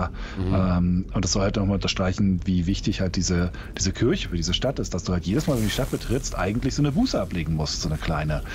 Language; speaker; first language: German; native; German